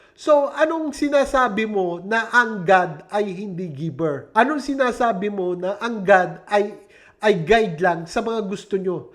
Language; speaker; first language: Filipino; native; Filipino